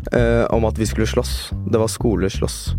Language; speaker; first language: Norwegian; early bilingual, other home language; Turkish